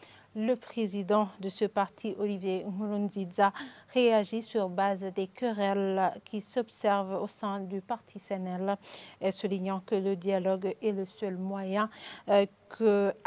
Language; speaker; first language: French; non-native, local second language; Rundi